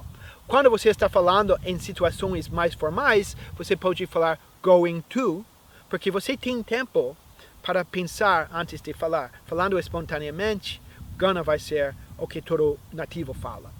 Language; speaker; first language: Portuguese; non-native, fluent; English